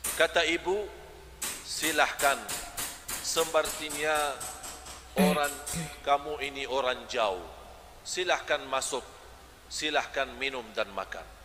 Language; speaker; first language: Malay; non-native, fluent; Arabic